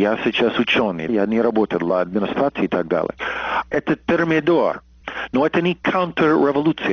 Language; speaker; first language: Russian; non-native, fluent; English